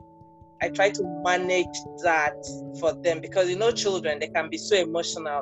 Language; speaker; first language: English; non-native, local second language; Ibibio